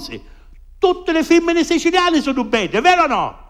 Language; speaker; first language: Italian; early bilingual, heritage; French